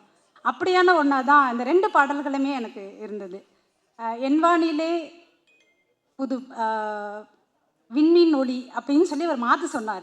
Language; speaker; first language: Tamil; native; Tamil